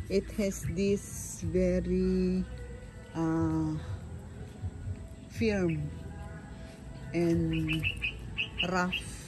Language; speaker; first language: English; non-native, local second language; Filipino